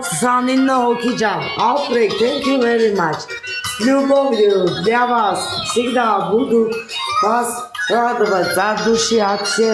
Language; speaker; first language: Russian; non-native, learner; Armenian